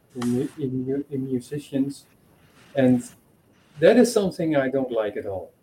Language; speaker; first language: English; non-native, fluent; Dutch